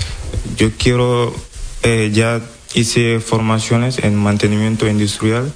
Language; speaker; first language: Spanish; non-native, learner; Wolof